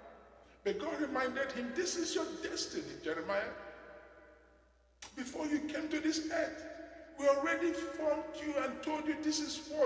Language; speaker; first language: English; non-native, local second language; Igbo